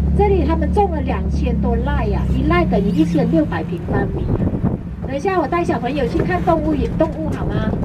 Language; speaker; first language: Chinese; non-native, fluent; Thai